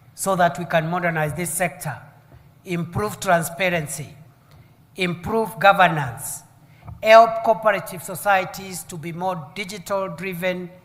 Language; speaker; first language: English; non-native, local second language; Swahili